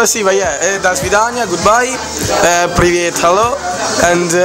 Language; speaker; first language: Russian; non-native, learner; Italian